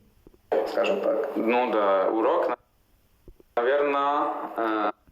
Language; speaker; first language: Russian; non-native, fluent; Italian